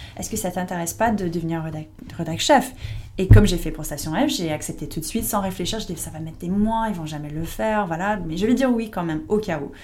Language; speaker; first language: French; non-native, fluent; English